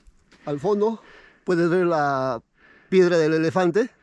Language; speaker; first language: Spanish; native; Spanish